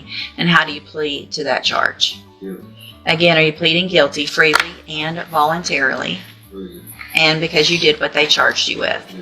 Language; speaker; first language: English; native; English